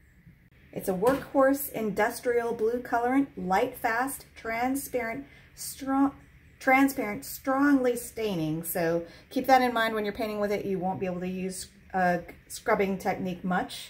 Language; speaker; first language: English; native; English